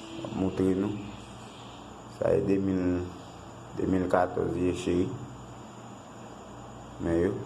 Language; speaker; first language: French; non-native, learner; Haitian Creole